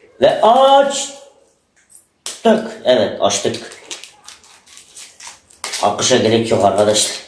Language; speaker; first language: Turkish; native; Turkish